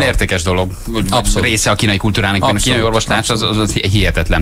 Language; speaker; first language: Hungarian; native; Hungarian